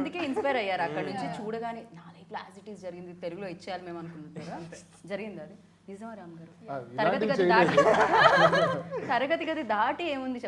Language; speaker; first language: Telugu; native; Telugu